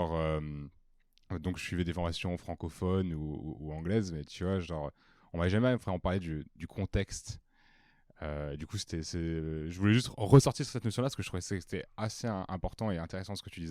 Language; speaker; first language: French; native; French